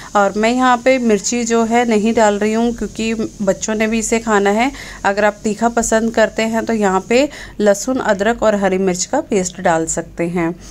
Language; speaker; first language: Hindi; non-native, local second language; Punjabi